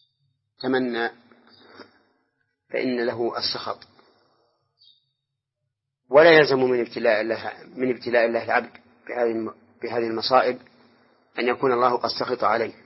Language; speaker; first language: Arabic; native; Arabic